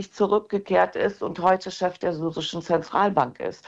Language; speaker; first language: German; early bilingual, other home language; Turkish